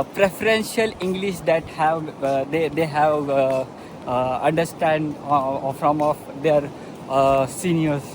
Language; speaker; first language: English; non-native, local second language; Marathi